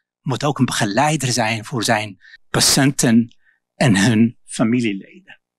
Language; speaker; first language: Dutch; non-native, local second language; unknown